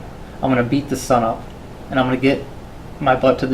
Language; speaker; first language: English; native; English